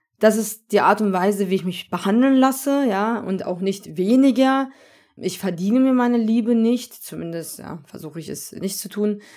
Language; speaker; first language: German; early bilingual, other home language; Turkish